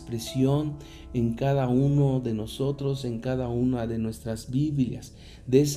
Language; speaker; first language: Spanish; native; Spanish